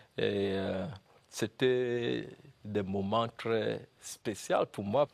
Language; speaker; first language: French; non-native, local second language; English